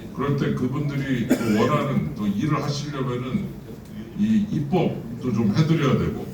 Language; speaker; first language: Korean; native; Korean